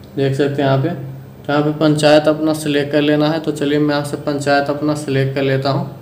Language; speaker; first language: Hindi; native; Hindi